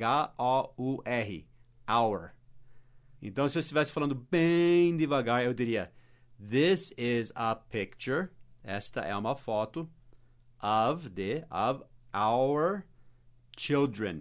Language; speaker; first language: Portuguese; non-native, fluent; English